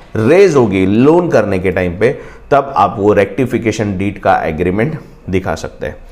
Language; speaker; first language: Hindi; non-native, local second language; Marathi